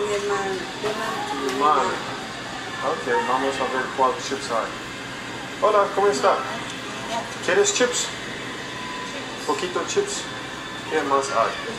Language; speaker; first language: Spanish; non-native, learner; English